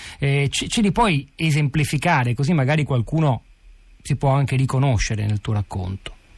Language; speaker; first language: Italian; native; Italian